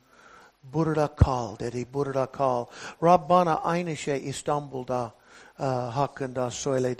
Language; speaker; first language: Turkish; non-native, fluent; English